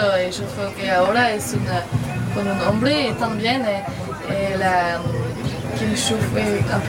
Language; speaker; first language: Spanish; non-native, learner; French